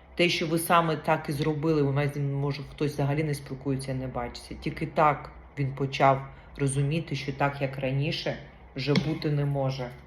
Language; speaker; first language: Ukrainian; non-native, local second language; Russian